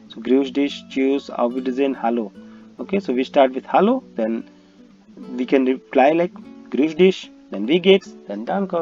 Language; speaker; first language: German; non-native, learner; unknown